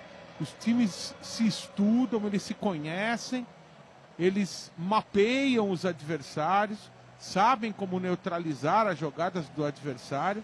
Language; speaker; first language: Portuguese; native; Portuguese